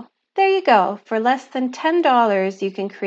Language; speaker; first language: English; native; English